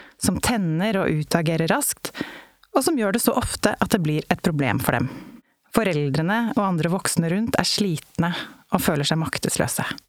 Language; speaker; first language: Norwegian; native; Norwegian